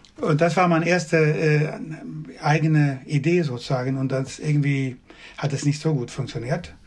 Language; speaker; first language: German; non-native, fluent; Swedish